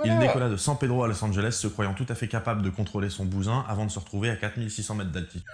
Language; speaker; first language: French; native; French